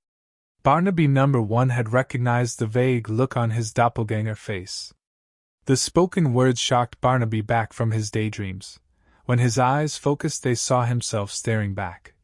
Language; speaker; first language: English; native; English